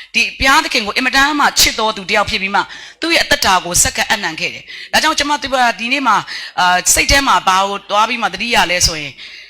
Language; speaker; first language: Burmese; non-native, local second language; Hakha Chin